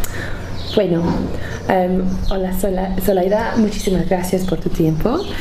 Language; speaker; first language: Spanish; non-native, learner; English